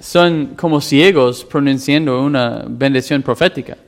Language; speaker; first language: Spanish; non-native, fluent; English